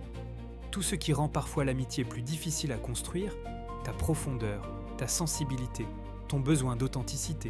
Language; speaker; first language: French; native; French